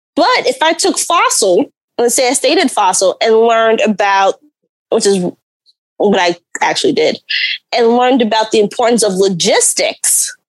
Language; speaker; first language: English; native; English